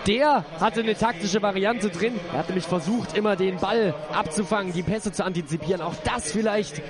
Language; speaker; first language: German; native; German